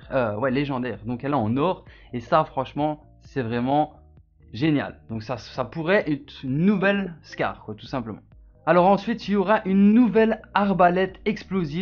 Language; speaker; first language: French; native; French